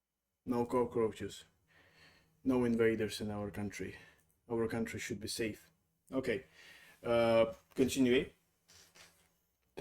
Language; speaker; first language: English; non-native, fluent; Russian